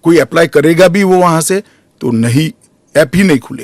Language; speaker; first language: Hindi; non-native, local second language; Gujarati